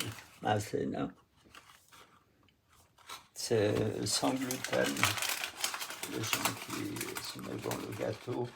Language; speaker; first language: French; non-native, fluent; Russian